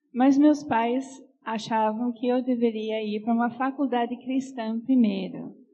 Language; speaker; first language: Portuguese; non-native, fluent; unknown